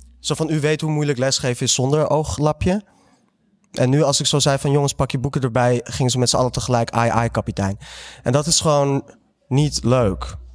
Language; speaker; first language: Dutch; early bilingual, other home language; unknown